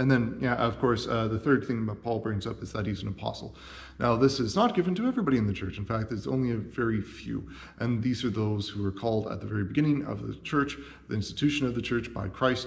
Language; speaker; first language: English; native; English